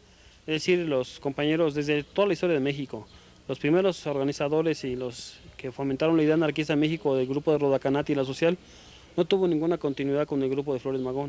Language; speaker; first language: Spanish; native; Spanish